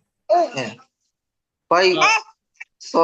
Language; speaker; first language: Arabic; non-native, learner; Indonesian